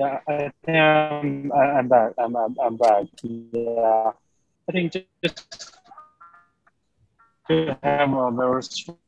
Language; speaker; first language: English; non-native, fluent; Chinese